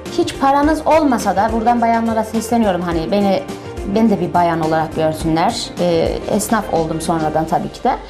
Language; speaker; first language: Turkish; early bilingual, heritage; Turkish